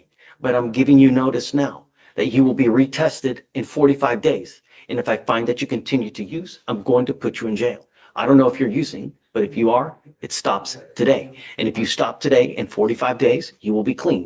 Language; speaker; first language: English; native; English